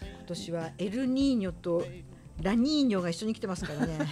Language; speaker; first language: Japanese; native; Japanese